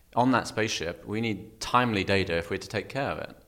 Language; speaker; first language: English; native; English